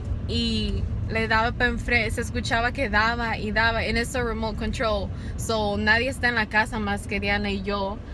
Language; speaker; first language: Spanish; early bilingual, heritage; Spanish